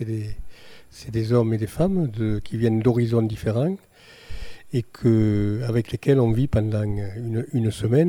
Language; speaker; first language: French; native; French